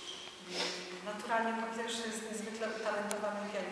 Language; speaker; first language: Polish; native; Polish